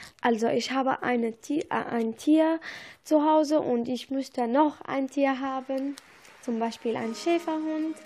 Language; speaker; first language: German; non-native, learner; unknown